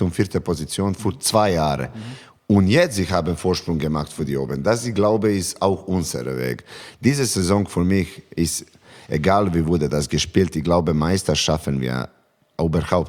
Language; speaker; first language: German; non-native, learner; Serbian